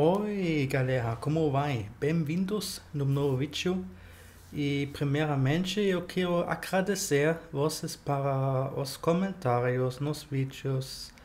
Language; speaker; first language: Portuguese; non-native, fluent; German